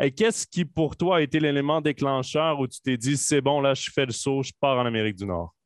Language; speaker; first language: French; native; French